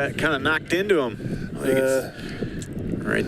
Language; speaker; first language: English; native; English